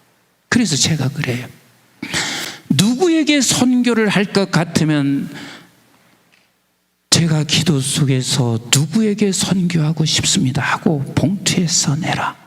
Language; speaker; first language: Korean; native; Korean